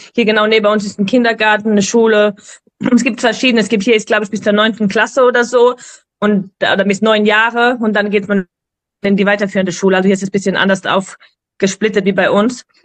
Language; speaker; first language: German; native; German